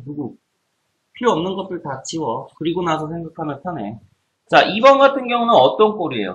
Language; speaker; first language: Korean; native; Korean